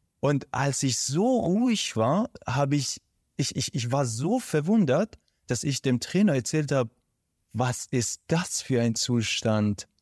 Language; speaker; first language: German; non-native, fluent; Persian